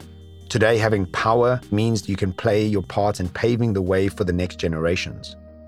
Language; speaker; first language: English; native; English